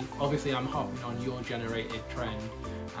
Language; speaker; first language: English; native; English